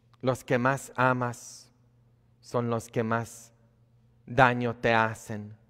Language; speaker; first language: Spanish; non-native, fluent; Polish